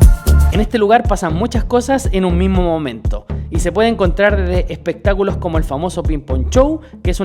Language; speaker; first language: Spanish; native; Spanish